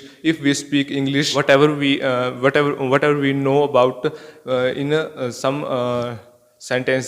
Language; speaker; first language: English; non-native, learner; Hindi